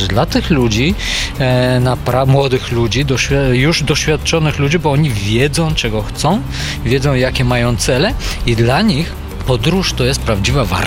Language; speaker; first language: Polish; non-native, fluent; Bulgarian